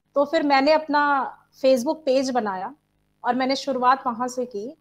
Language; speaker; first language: Hindi; native; Hindi